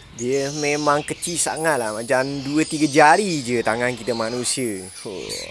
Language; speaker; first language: Malay; non-native, local second language; Chinese